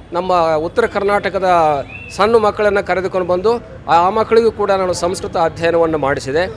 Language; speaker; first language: Kannada; native; Kannada